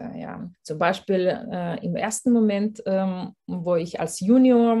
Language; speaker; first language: German; non-native, fluent; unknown